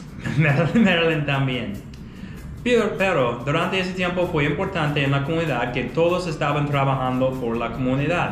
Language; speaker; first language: Spanish; non-native, fluent; English